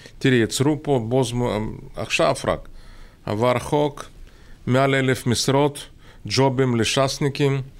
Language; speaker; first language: Hebrew; non-native, fluent; Russian